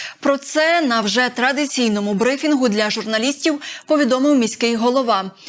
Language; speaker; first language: Ukrainian; native; Ukrainian